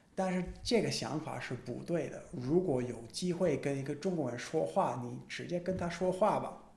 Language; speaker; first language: Chinese; non-native, fluent; English